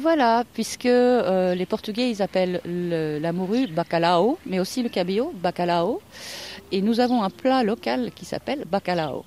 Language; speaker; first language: French; non-native, fluent; Norwegian